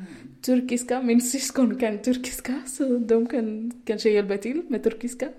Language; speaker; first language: Swedish; non-native, learner; Arabic